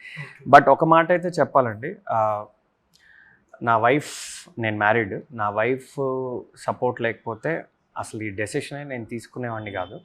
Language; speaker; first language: Telugu; native; Telugu